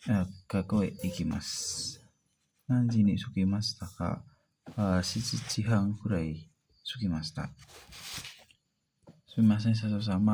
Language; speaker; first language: Japanese; non-native, learner; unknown